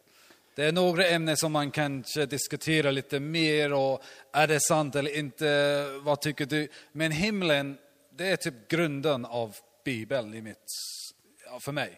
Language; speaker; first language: Swedish; non-native, learner; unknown